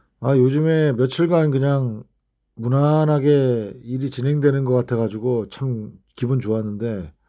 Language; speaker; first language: Korean; native; Korean